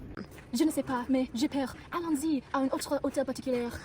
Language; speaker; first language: French; non-native, learner; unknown